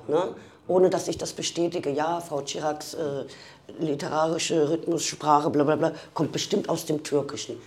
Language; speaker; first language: German; early bilingual, other home language; Turkish